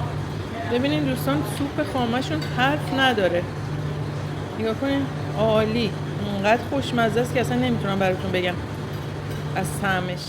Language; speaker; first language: Persian; native; Persian